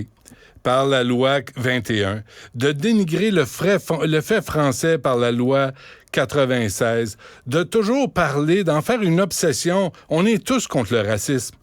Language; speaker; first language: French; native; French